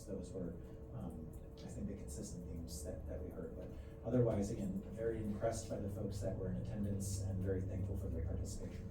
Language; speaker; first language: English; native; English